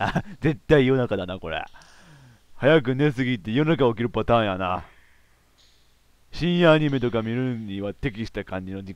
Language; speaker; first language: Japanese; native; Japanese